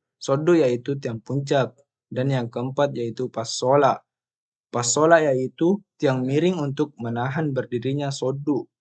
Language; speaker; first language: Indonesian; non-native, local second language; Buginese